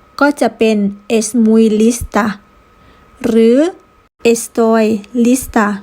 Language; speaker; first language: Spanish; non-native, fluent; Thai